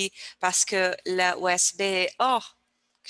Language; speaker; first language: French; non-native, learner; Portuguese